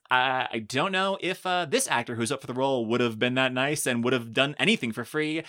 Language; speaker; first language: English; native; English